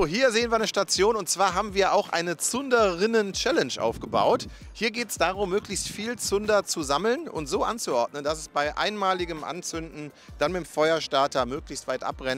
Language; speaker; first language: German; native; German